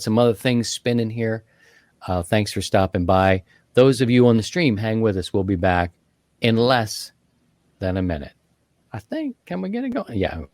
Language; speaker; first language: English; native; English